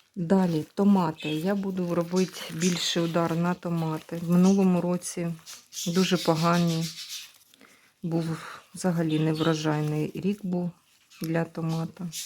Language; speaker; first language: Ukrainian; native; Ukrainian